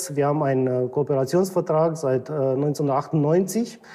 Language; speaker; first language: German; non-native, fluent; Romanian